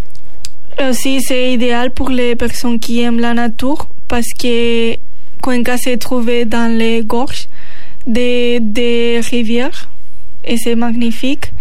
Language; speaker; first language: French; non-native, learner; Spanish